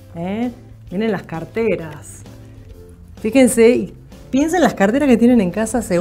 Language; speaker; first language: Spanish; native; Spanish